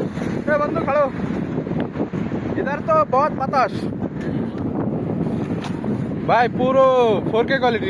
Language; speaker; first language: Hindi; non-native, learner; Bangla